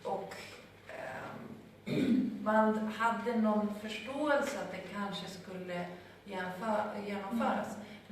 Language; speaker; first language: Swedish; non-native, fluent; Spanish